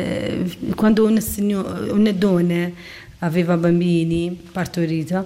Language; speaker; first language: Italian; non-native, learner; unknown